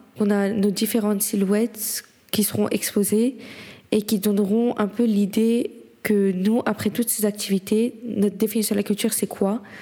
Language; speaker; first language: French; native; French